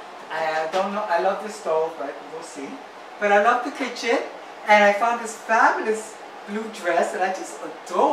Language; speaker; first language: English; early bilingual, other home language; Spanish